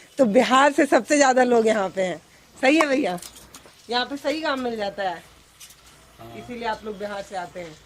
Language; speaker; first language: Hindi; native; Hindi